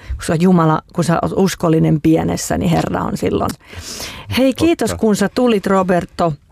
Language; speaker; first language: Finnish; native; Finnish